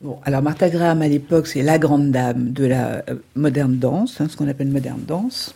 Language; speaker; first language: French; native; French